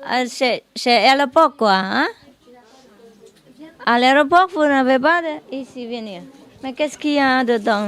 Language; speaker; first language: French; non-native, learner; Vietnamese